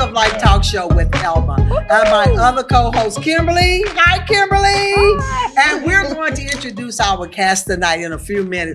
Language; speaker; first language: English; native; English